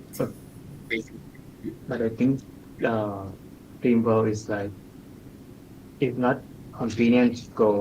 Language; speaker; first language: English; non-native, learner; Thai